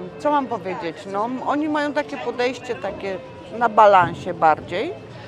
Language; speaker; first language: Polish; native; Polish